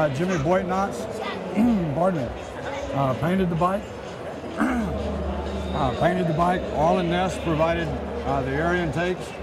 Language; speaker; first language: English; native; English